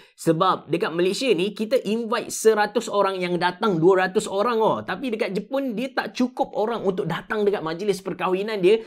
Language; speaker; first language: Malay; native; Malay